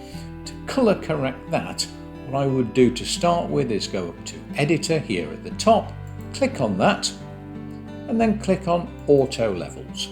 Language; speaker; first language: English; native; English